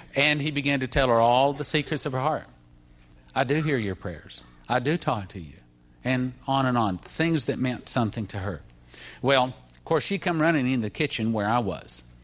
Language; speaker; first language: English; native; English